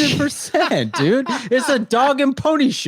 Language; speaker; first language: English; native; English